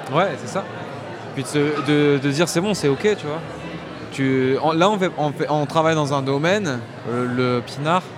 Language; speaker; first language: French; native; French